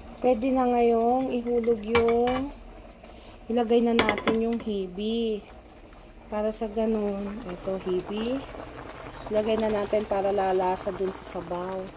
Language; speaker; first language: Filipino; non-native, local second language; Iloko